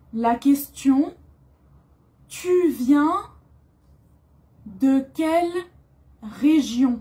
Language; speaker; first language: French; native; French